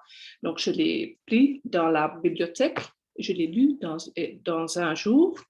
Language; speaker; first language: French; non-native, local second language; Dutch